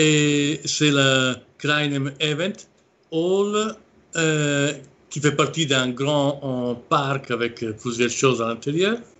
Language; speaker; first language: French; non-native, fluent; Italian